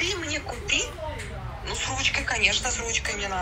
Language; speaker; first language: Russian; native; Russian